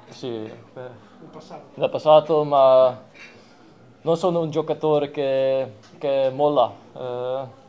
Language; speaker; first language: Italian; non-native, learner; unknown